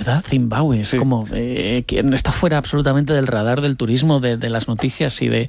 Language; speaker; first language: Spanish; native; Spanish